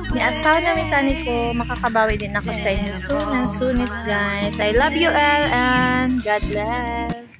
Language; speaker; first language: Filipino; non-native, local second language; Cebuano